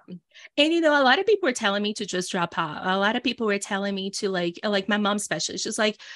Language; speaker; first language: English; early bilingual, other home language; Portuguese